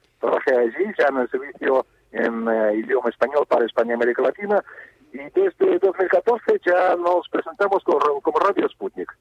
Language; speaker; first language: Spanish; non-native, fluent; Russian